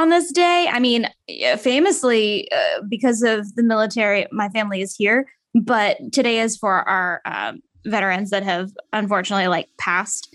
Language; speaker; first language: English; native; English